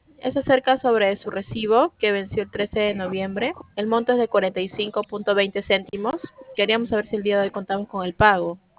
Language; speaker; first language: Spanish; native; Spanish